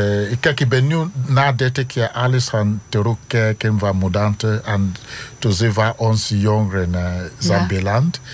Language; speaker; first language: Dutch; non-native, fluent; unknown